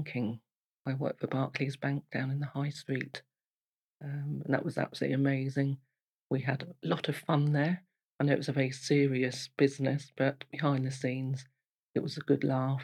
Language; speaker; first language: English; native; English